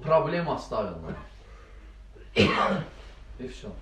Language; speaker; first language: Russian; non-native, learner; Azerbaijani